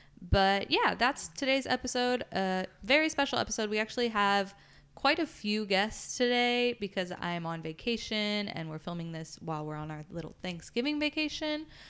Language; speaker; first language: English; early bilingual, other home language; Spanish